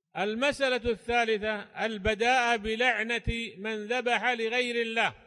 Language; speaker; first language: Arabic; native; Arabic